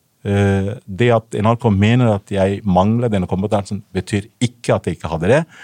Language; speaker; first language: Norwegian; non-native, fluent; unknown